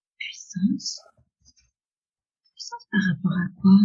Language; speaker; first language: French; native; French